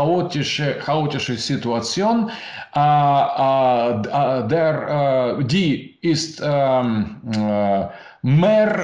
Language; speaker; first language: German; non-native, learner; Russian